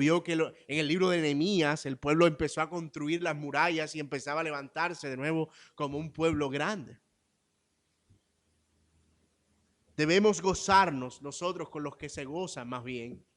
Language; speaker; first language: Spanish; native; Spanish